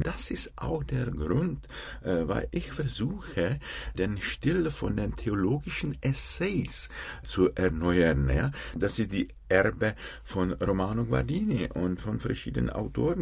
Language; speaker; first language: German; non-native, fluent; Czech